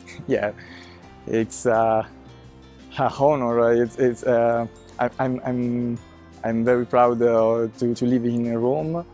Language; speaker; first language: English; non-native, fluent; Italian